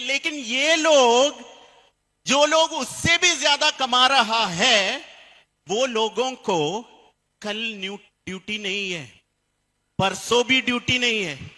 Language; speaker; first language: Hindi; non-native, fluent; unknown